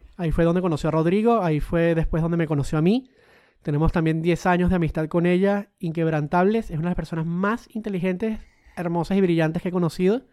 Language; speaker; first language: Spanish; native; Spanish